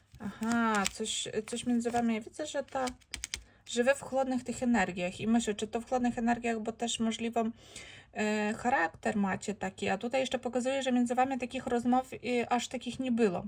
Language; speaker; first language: Polish; non-native, learner; Ukrainian